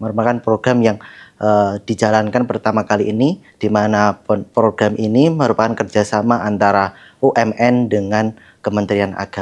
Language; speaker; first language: Indonesian; non-native, local second language; Javanese